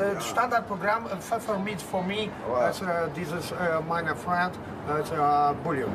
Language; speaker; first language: German; non-native, learner; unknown